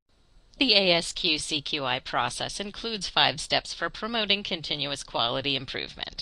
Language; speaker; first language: English; native; English